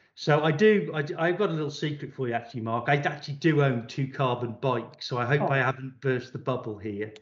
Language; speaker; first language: English; native; English